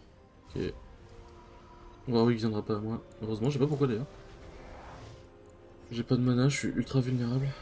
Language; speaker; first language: French; native; French